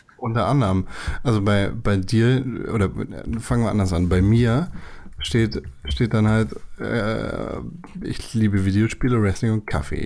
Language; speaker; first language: German; native; German